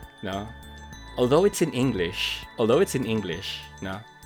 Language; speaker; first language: English; non-native, local second language; Filipino